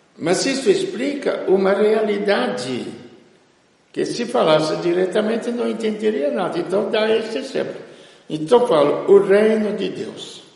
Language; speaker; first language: Portuguese; non-native, fluent; Italian